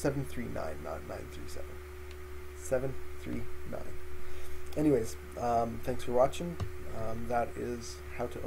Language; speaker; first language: English; native; English